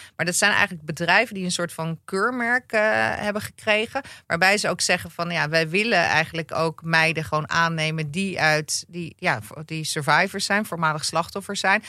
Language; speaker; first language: Dutch; native; Dutch